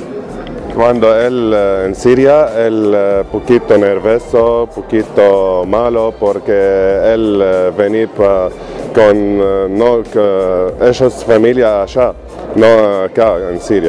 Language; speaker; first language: Spanish; non-native, learner; Arabic